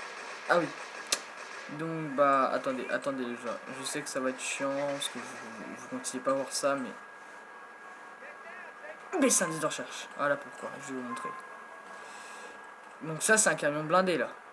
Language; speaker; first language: French; native; French